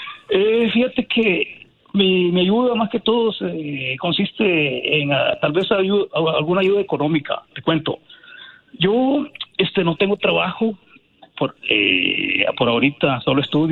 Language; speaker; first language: Spanish; native; Spanish